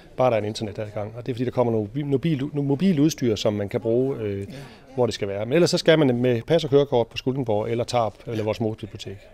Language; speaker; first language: Danish; native; Danish